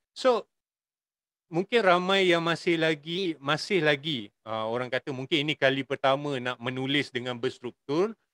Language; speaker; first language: Malay; native; Malay